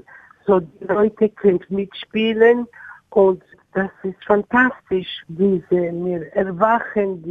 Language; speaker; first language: German; non-native, learner; Italian